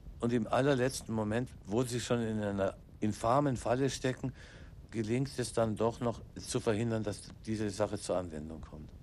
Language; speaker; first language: German; non-native, local second language; English